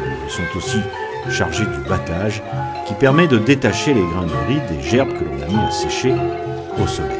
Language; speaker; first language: French; native; French